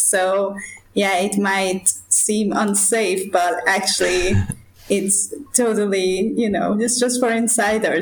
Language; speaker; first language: English; non-native, fluent; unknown